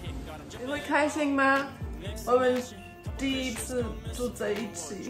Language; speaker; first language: Chinese; early bilingual, heritage; German